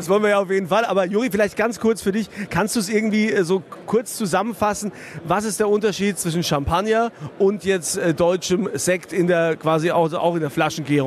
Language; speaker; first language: German; native; German